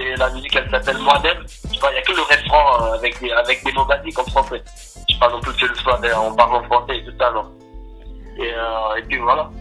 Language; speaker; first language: French; non-native, fluent; Portuguese